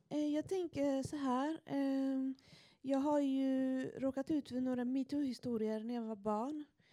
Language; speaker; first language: Swedish; non-native, fluent; Spanish